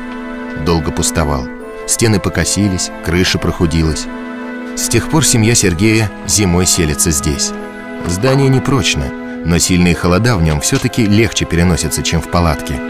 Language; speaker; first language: Russian; native; Russian